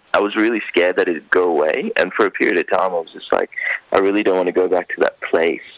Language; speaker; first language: English; non-native, local second language; Sinhala